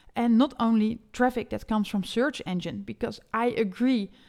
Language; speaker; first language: English; non-native, fluent; Dutch